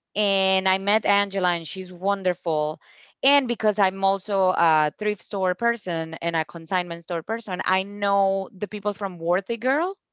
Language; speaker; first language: English; non-native, fluent; Spanish